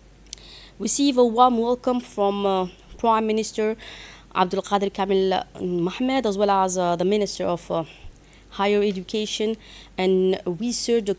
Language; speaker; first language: English; non-native, fluent; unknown